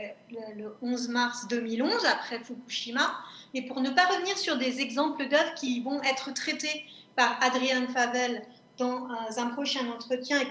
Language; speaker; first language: French; native; French